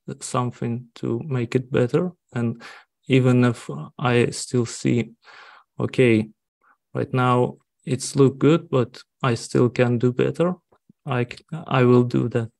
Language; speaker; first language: English; non-native, learner; Russian